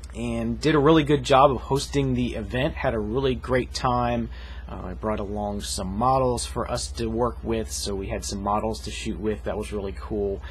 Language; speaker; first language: English; native; English